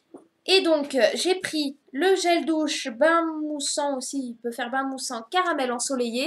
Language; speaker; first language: French; native; French